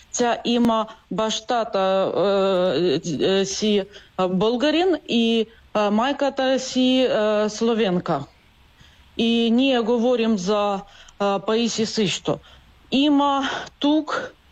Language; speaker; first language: Bulgarian; non-native, learner; Ukrainian